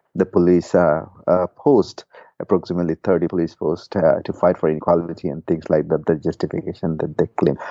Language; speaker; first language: English; non-native, fluent; Burmese